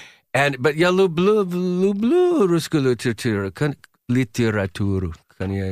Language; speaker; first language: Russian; non-native, learner; English